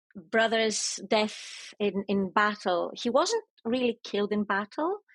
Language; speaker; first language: English; non-native, fluent; Greek